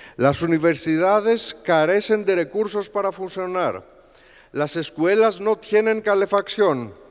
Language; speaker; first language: Spanish; non-native, fluent; Greek